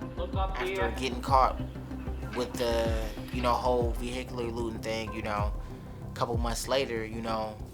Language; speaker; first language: English; early bilingual, other home language; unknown